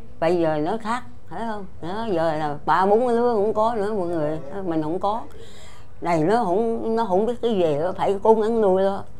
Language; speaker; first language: Vietnamese; non-native, local second language; Chinese